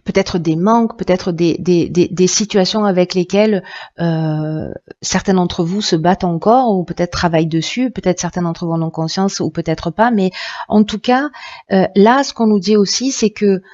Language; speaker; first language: French; native; French